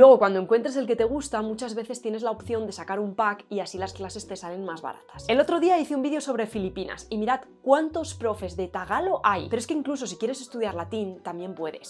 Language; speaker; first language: Spanish; native; Spanish